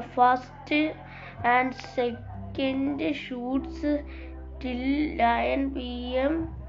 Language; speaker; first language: English; non-native, local second language; Malayalam